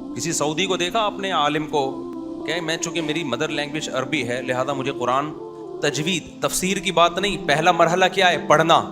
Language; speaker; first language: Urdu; native; Urdu